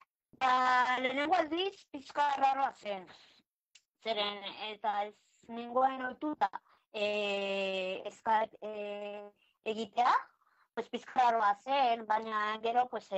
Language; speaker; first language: Basque; non-native, local second language; Spanish